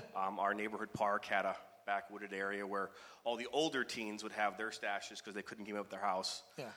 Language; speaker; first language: English; native; English